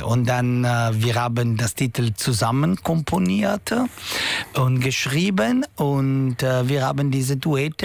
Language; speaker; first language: German; non-native, local second language; Italian